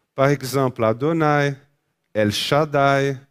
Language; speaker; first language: French; non-native, fluent; Portuguese